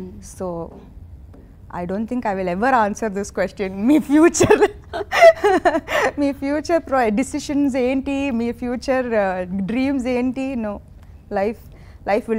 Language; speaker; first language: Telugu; non-native, fluent; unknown